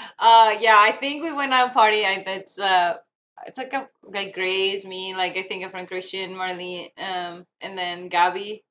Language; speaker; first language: English; non-native, fluent; Spanish